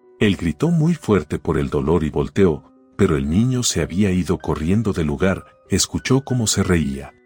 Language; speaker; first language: Spanish; native; Spanish